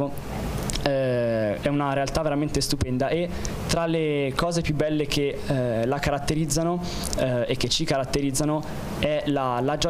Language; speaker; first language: Italian; native; Italian